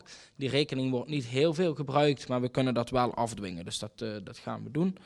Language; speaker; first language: Dutch; native; Dutch